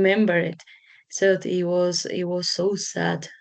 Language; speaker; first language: English; non-native, learner; Spanish